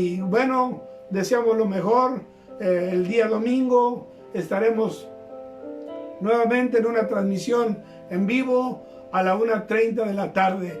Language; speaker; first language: Spanish; native; Spanish